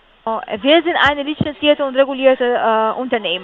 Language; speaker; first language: German; non-native, learner; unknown